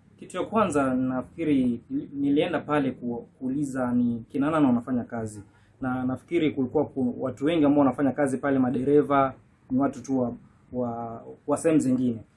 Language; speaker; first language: Swahili; non-native, local second language; Giryama